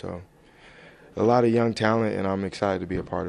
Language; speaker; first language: English; native; English